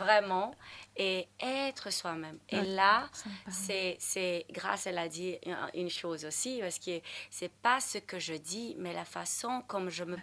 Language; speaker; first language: French; non-native, fluent; Portuguese